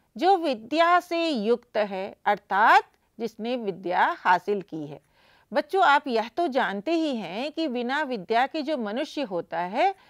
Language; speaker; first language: Hindi; native; Hindi